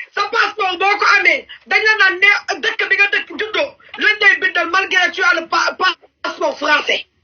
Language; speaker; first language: Wolof; native; Wolof